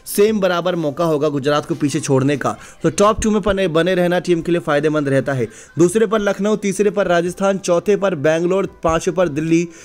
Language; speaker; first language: Hindi; native; Hindi